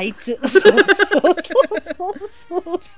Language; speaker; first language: Japanese; native; Japanese